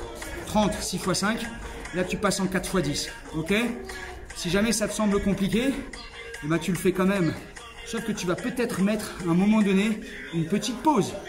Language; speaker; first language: French; native; French